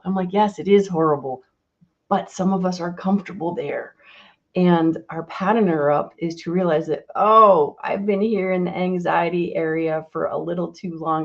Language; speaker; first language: English; native; English